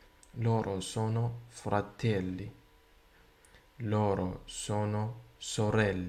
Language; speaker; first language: Italian; non-native, learner; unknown